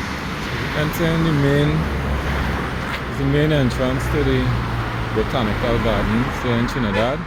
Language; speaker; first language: English; native; English